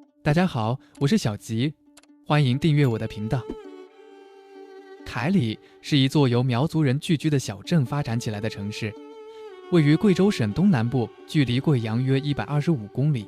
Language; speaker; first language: Chinese; native; Chinese